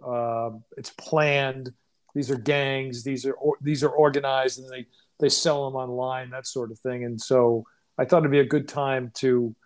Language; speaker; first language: English; native; English